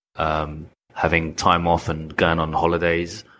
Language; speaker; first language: English; native; English